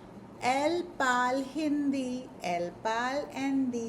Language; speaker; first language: French; non-native, fluent; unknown